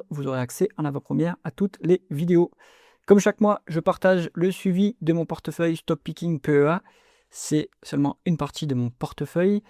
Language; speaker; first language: French; native; French